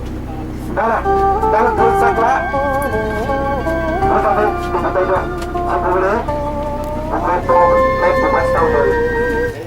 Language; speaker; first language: French; non-native, learner; Vietnamese